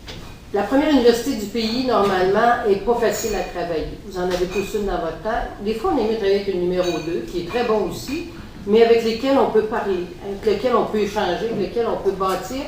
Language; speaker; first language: French; native; French